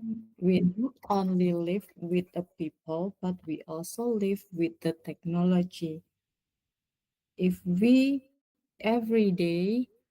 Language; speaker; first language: English; non-native, learner; Indonesian